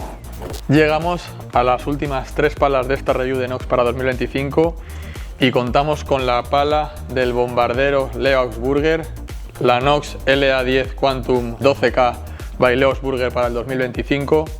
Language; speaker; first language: Spanish; native; Spanish